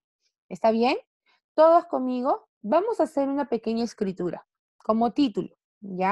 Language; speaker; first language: Spanish; native; Spanish